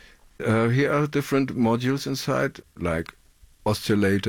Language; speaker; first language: English; non-native, fluent; German